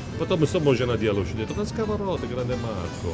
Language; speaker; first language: Russian; non-native, learner; Italian